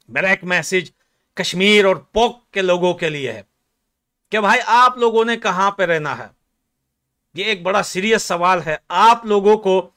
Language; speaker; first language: Hindi; non-native, fluent; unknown